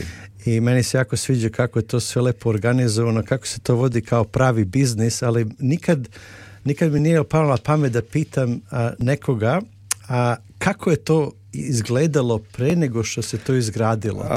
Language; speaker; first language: Serbian; native; Serbian